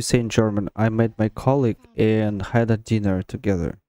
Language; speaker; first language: English; non-native, fluent; Russian